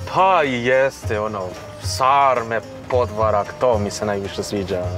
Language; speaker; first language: Croatian; non-native, fluent; Spanish